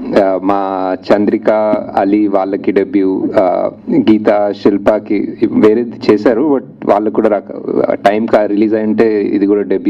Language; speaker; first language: Telugu; native; Telugu